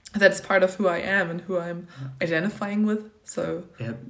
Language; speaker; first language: English; non-native, fluent; German